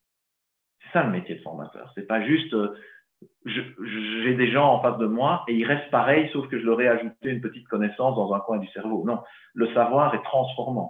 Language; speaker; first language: French; native; French